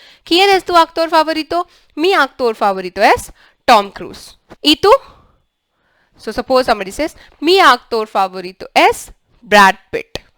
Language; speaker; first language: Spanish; non-native, learner; English